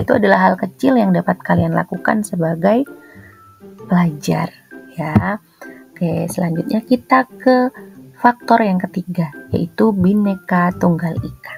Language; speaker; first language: Indonesian; native; Indonesian